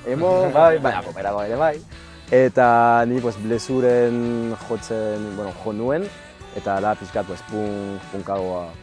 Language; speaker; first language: Basque; non-native, local second language; French